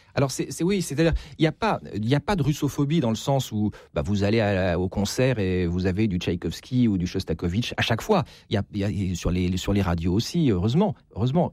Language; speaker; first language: French; native; French